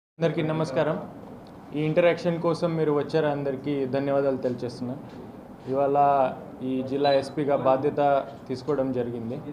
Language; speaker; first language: Telugu; non-native, local second language; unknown